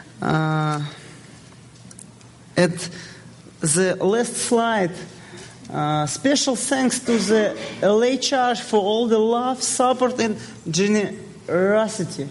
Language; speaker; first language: English; non-native, learner; Russian